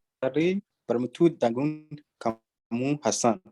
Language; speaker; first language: Indonesian; non-native, learner; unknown